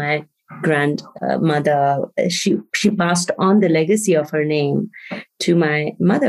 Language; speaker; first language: English; non-native, local second language; Bangla